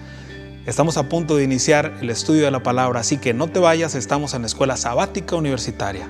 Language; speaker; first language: Spanish; native; Spanish